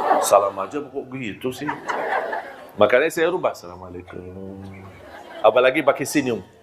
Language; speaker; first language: Malay; non-native, fluent; Arabic